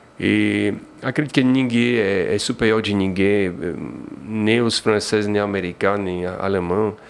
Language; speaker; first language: Portuguese; non-native, fluent; French